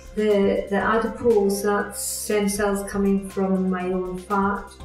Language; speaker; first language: English; native; English